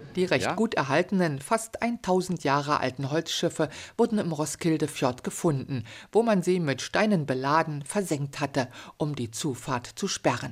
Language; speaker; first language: German; native; German